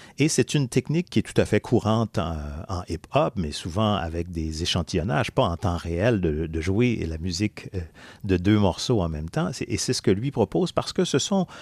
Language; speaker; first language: French; native; French